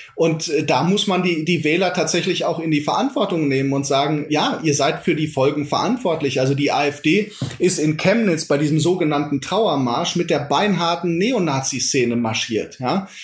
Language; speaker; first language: German; native; German